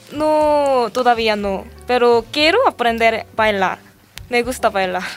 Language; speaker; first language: Spanish; non-native, learner; Korean